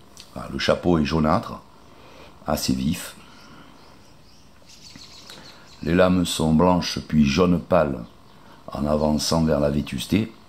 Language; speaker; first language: French; native; French